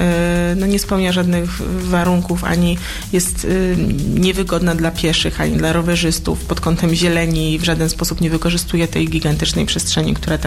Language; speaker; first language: Polish; native; Polish